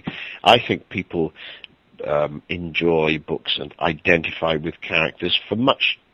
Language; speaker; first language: English; native; English